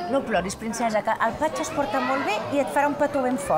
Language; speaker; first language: Catalan; native; Catalan